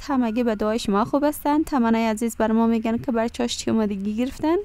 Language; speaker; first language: Persian; native; Persian